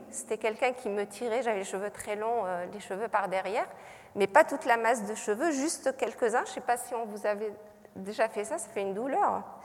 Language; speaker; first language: French; non-native, local second language; Arabic